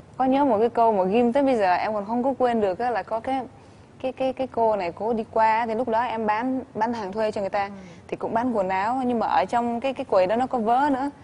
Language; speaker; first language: Vietnamese; early bilingual, heritage; Vietnamese